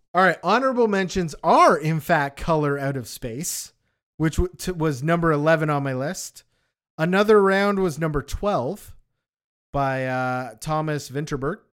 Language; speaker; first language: English; native; English